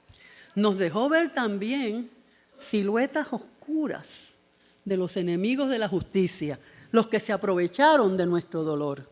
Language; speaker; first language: Spanish; native; Spanish